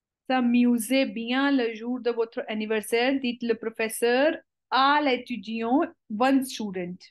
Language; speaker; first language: French; non-native, fluent; Hindi